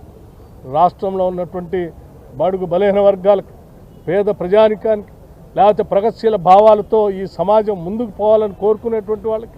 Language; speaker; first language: Telugu; native; Telugu